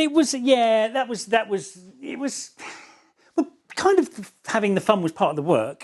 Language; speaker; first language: English; native; English